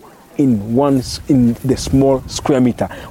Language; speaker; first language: English; non-native, local second language; Kinyarwanda